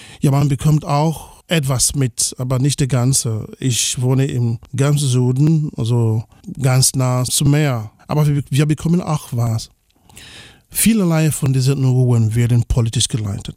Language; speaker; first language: German; non-native, fluent; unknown